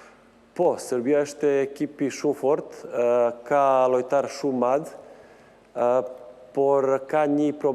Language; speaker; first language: Albanian; non-native, learner; Serbian